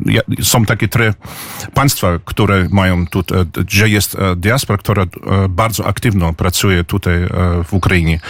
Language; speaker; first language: Polish; early bilingual, heritage; English